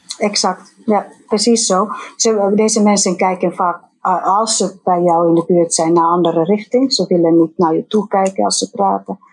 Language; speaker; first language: Dutch; non-native, fluent; Finnish